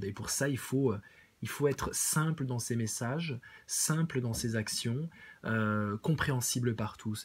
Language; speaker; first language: French; native; French